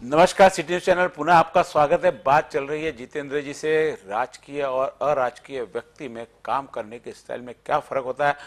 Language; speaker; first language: Hindi; non-native, local second language; Marathi